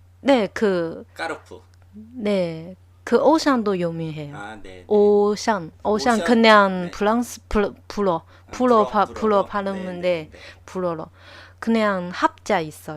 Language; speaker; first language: Korean; non-native, learner; Chinese